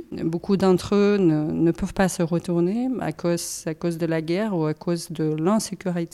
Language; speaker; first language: French; non-native, fluent; Ukrainian